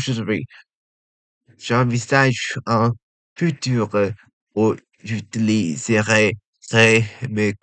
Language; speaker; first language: French; non-native, learner; Japanese